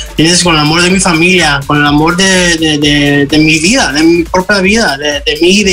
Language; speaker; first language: Spanish; early bilingual, heritage; Spanish